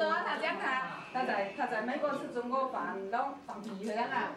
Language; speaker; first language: Chinese; native; Chinese